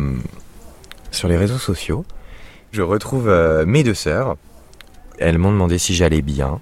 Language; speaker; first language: French; native; French